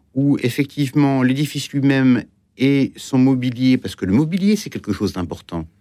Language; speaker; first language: French; native; French